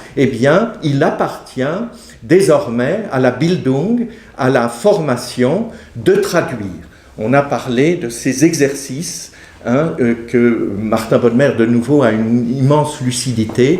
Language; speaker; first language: French; native; French